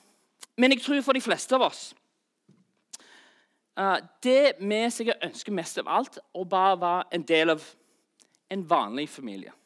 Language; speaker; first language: Norwegian; non-native, fluent; English